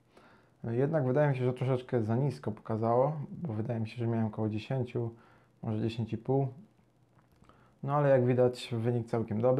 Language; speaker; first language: Polish; native; Polish